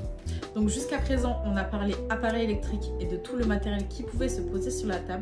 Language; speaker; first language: French; native; French